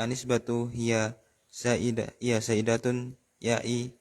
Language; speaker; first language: Arabic; non-native, learner; Indonesian